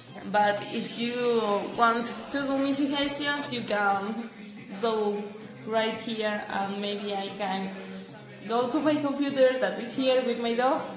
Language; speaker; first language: English; non-native, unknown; Spanish